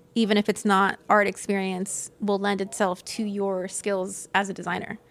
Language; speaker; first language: English; native; English